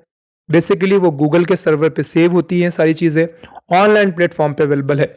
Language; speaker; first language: Hindi; native; Hindi